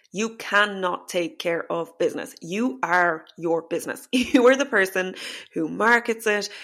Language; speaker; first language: English; native; English